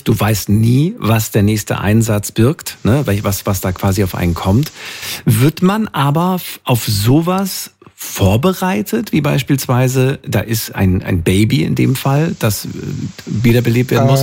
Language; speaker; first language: German; native; German